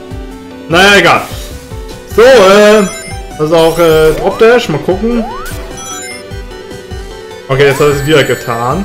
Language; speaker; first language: German; native; German